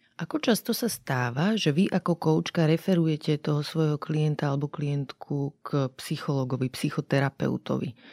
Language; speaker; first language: Slovak; native; Slovak